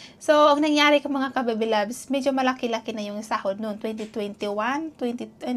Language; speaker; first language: Filipino; non-native, local second language; Cebuano